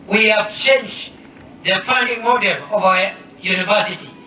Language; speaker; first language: English; non-native, local second language; Swahili